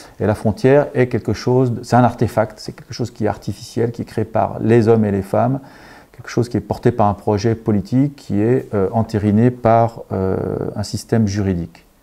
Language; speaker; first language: French; native; French